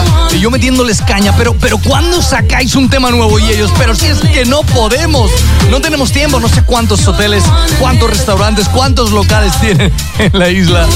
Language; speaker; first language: Spanish; native; Spanish